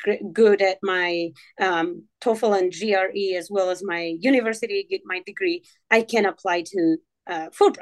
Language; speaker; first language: English; non-native, fluent; Arabic